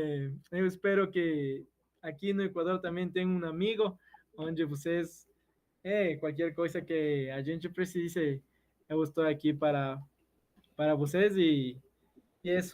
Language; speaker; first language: Portuguese; non-native, learner; Spanish